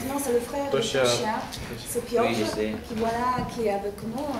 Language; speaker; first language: French; non-native, fluent; Polish